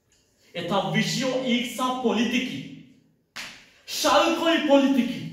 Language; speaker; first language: Russian; non-native, learner; Sinhala